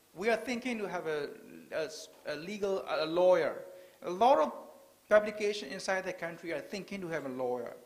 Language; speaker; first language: English; non-native, fluent; Burmese